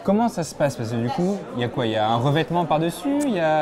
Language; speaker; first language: French; native; French